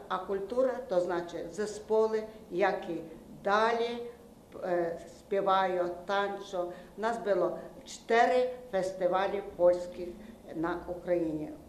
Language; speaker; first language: Ukrainian; non-native, local second language; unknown